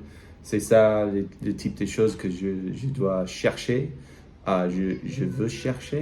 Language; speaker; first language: French; non-native, learner; English